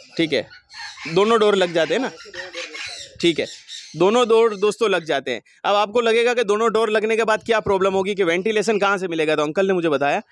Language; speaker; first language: Hindi; non-native, local second language; Gujarati